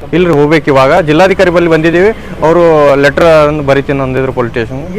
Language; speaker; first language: Kannada; non-native, local second language; Lambadi